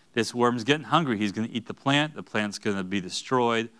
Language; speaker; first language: English; native; English